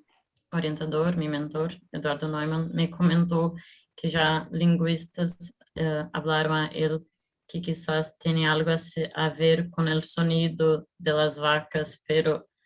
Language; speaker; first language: Spanish; non-native, learner; Portuguese